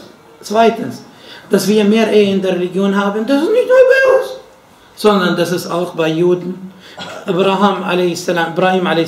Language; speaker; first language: German; non-native, fluent; Arabic